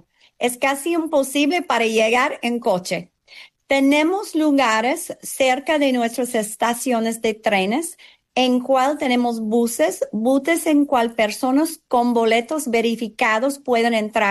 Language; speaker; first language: Spanish; non-native, fluent; English